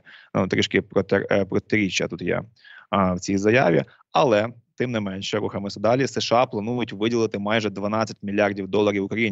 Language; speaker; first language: Ukrainian; native; Ukrainian